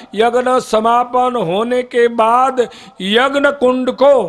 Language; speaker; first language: Hindi; non-native, local second language; Gujarati